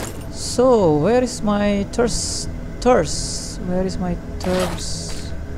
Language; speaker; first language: English; non-native, learner; Indonesian